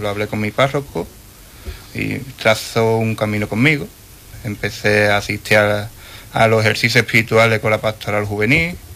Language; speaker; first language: Spanish; native; Spanish